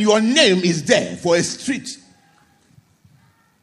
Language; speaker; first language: English; non-native, local second language; Akan